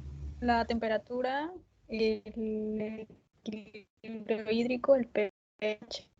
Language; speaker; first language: Spanish; native; Spanish